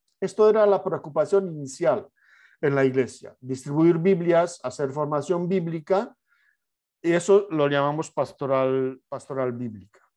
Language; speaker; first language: Spanish; non-native, fluent; Polish